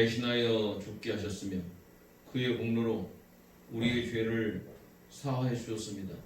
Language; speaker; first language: Korean; native; Korean